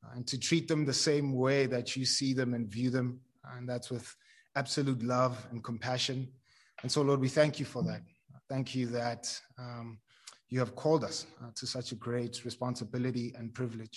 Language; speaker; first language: English; non-native, local second language; Zulu